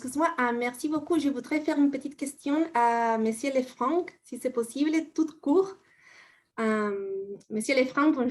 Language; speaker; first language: French; non-native, fluent; Spanish